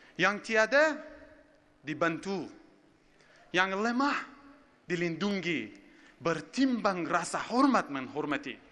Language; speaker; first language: Malay; non-native, fluent; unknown